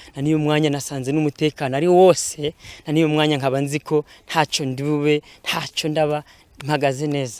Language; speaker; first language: Kinyarwanda; early bilingual, heritage; Kinyarwanda